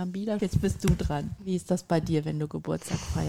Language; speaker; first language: German; native; German